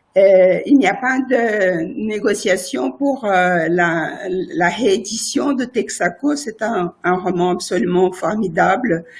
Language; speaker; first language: French; non-native, fluent; Portuguese